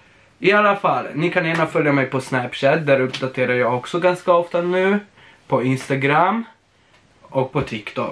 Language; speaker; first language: Swedish; non-native, fluent; Polish